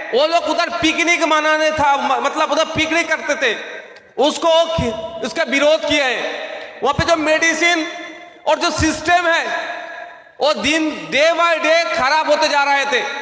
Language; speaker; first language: Hindi; non-native, local second language; Bangla